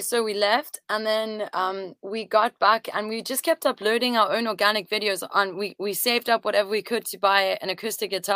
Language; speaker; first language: English; early bilingual, other home language; French